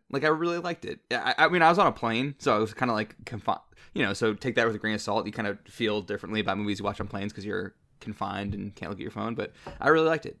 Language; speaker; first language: English; native; English